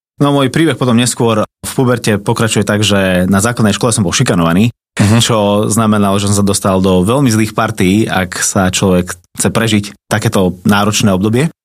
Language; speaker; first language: Slovak; native; Slovak